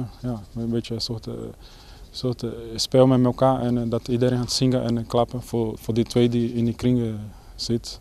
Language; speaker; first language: Dutch; non-native, fluent; Portuguese